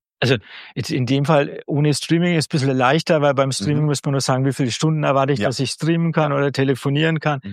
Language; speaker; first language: German; native; German